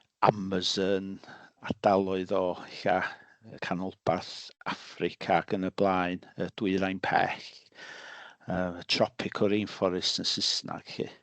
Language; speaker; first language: Welsh; native; Welsh